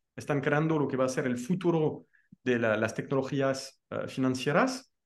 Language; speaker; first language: Spanish; non-native, fluent; French